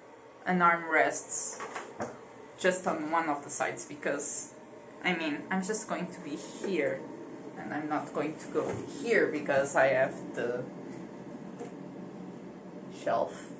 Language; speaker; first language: English; non-native, fluent; Portuguese